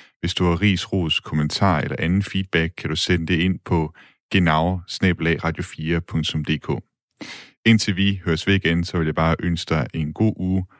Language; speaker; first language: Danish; native; Danish